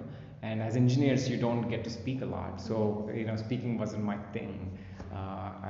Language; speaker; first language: English; non-native, local second language; Telugu